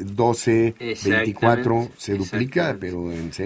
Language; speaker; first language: Spanish; native; Spanish